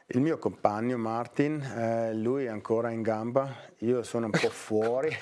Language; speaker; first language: Italian; non-native, fluent; German